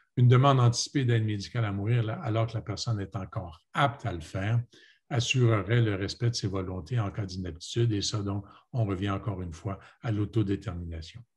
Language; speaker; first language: French; native; French